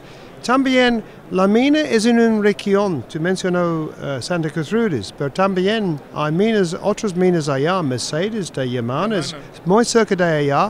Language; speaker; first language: Spanish; non-native, fluent; English